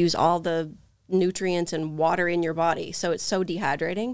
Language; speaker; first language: English; native; English